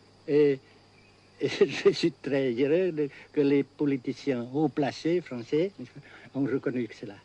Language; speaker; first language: French; non-native, local second language; Vietnamese